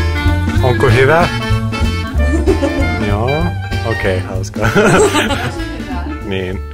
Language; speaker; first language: Finnish; non-native, learner; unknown